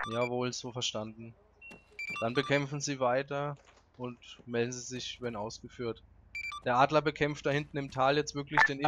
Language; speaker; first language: German; native; German